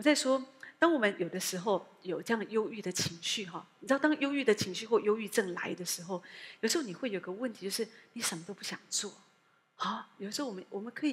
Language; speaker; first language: Chinese; native; Chinese